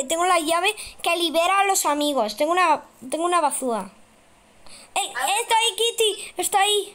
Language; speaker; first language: Spanish; native; Spanish